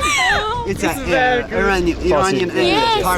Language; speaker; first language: English; non-native, learner; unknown